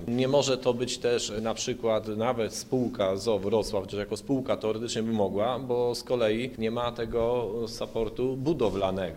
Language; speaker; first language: Polish; native; Polish